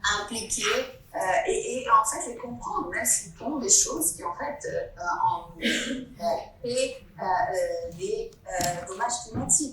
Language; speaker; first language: French; non-native, fluent; Italian